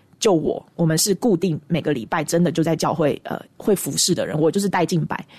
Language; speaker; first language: Chinese; native; Chinese